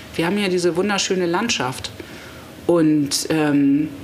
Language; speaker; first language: German; native; German